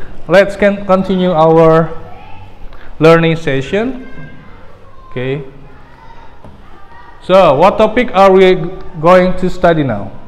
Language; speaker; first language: English; non-native, fluent; Indonesian